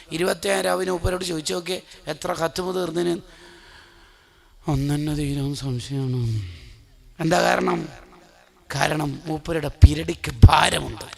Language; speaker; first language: Malayalam; native; Malayalam